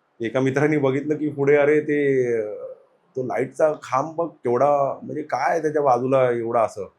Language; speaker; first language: Marathi; native; Marathi